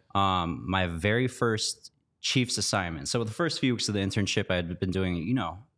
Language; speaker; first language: English; native; English